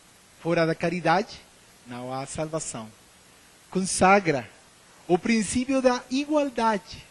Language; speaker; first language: Portuguese; non-native, learner; Spanish